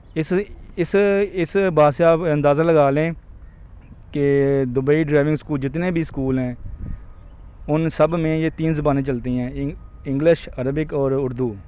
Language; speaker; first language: Urdu; non-native, local second language; Punjabi